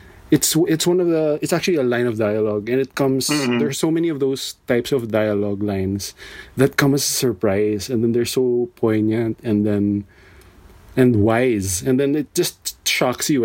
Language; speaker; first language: English; non-native, local second language; Filipino